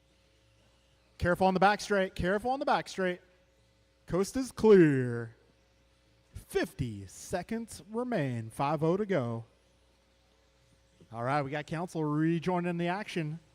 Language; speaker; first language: English; native; English